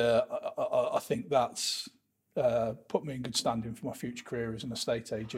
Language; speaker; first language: English; native; English